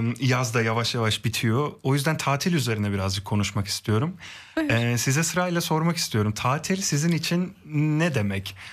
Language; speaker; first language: Turkish; early bilingual, heritage; Turkish